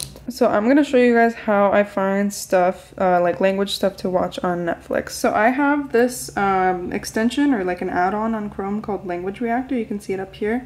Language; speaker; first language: English; native; English